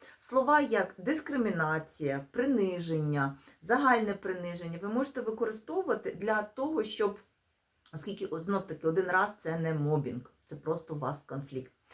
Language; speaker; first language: Ukrainian; non-native, local second language; Russian